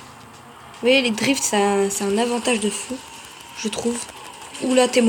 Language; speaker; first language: French; native; French